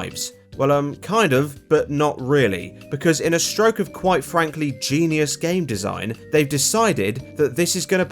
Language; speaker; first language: English; native; English